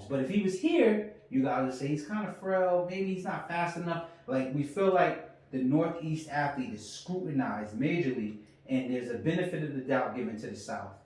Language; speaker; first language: English; native; English